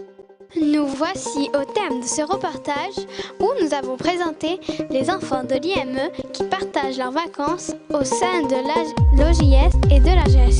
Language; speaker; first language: French; native; French